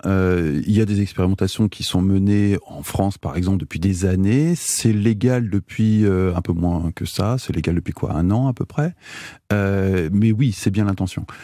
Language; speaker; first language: French; native; French